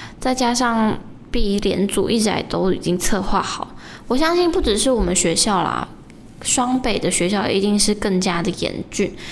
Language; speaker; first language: Chinese; native; Chinese